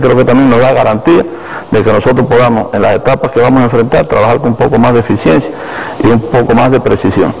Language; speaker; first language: Spanish; native; Spanish